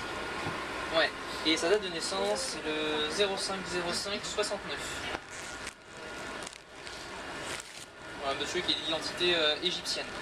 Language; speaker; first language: French; native; French